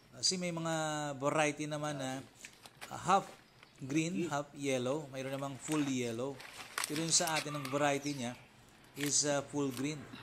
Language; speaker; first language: Filipino; non-native, local second language; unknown